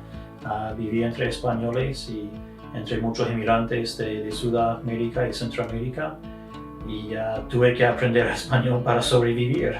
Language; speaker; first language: Spanish; non-native, fluent; English